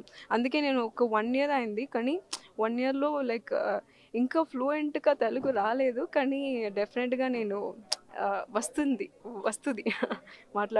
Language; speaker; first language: Telugu; non-native, learner; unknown